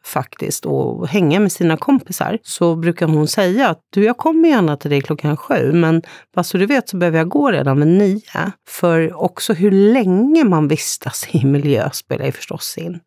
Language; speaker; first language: Swedish; native; Swedish